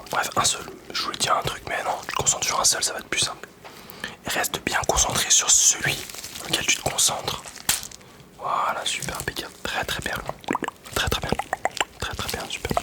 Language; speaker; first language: French; native; French